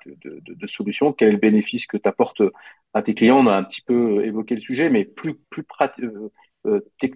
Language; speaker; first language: French; native; French